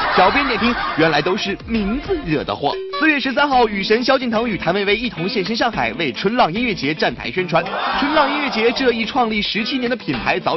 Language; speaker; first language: Chinese; native; Chinese